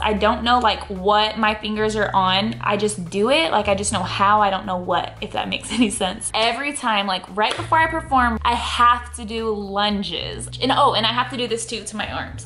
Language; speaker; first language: English; native; English